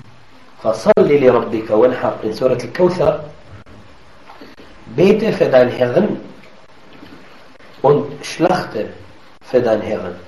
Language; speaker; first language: German; non-native, fluent; Arabic